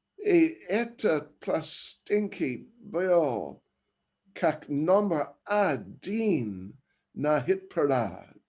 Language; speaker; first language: Russian; non-native, learner; English